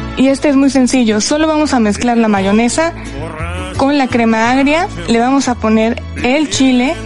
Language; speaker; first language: Spanish; native; Spanish